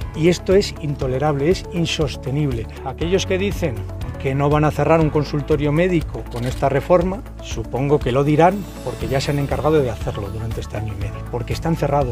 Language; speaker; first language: Spanish; native; Spanish